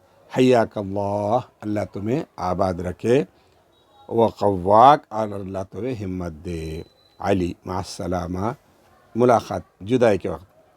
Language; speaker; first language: Urdu; native; Urdu